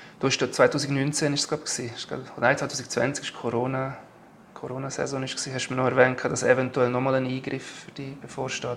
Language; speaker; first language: German; native; German